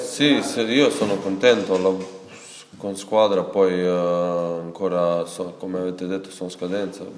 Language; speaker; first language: Italian; non-native, fluent; Serbian